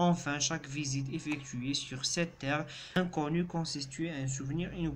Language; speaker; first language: French; non-native, local second language; Arabic